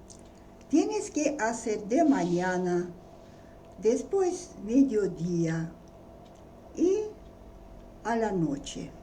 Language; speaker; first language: Spanish; non-native, learner; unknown